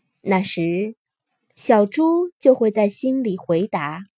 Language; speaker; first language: Chinese; native; Chinese